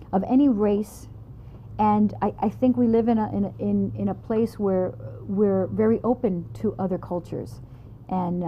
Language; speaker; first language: English; native; English